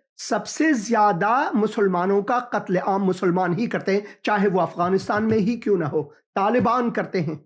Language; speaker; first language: Urdu; non-native, fluent; Persian